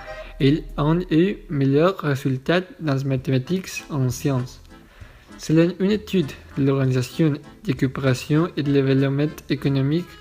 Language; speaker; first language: French; non-native, learner; Spanish